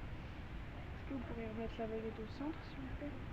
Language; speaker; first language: French; native; French